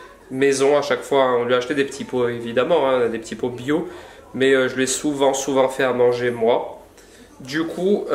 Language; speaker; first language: French; native; French